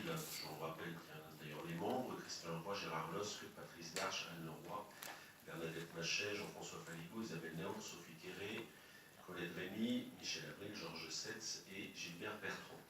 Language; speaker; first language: French; native; French